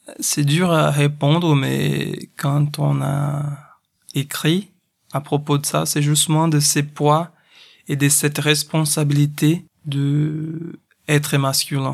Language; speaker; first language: French; non-native, fluent; Portuguese